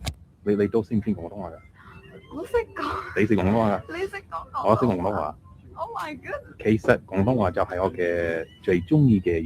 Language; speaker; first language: Cantonese; non-native, learner; English